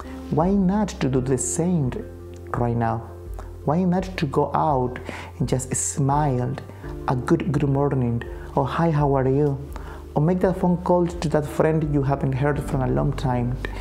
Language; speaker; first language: English; non-native, fluent; Spanish